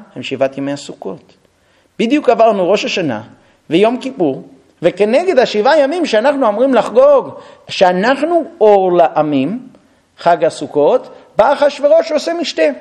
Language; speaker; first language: Hebrew; non-native, fluent; English